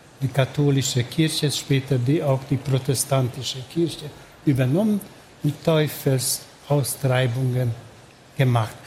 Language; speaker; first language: German; non-native, fluent; Hungarian